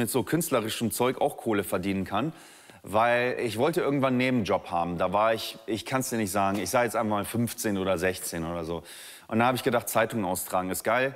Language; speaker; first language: German; native; German